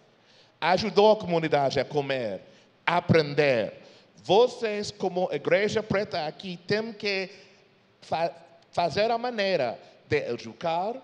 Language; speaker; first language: Portuguese; non-native, fluent; English